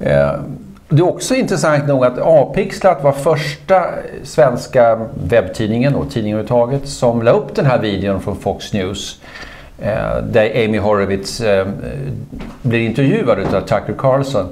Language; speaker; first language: Swedish; native; Swedish